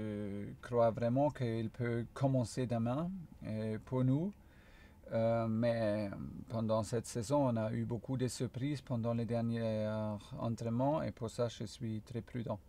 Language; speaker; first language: French; non-native, fluent; German